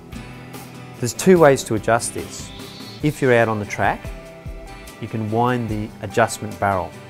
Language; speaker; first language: English; native; English